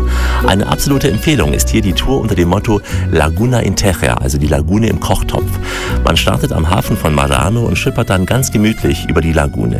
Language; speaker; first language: German; native; German